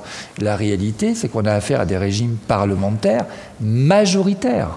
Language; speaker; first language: French; native; French